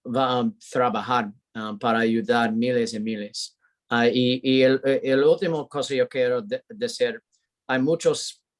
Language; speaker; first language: Spanish; non-native, learner; English